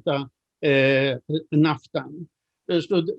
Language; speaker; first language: Russian; non-native, fluent; Swedish